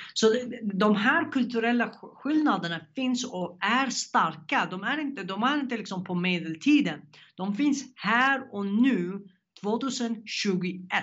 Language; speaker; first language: Swedish; non-native, fluent; Arabic